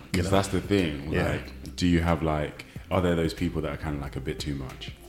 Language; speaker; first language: English; early bilingual, other home language; Yoruba